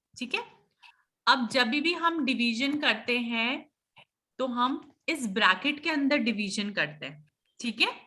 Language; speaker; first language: Hindi; native; Hindi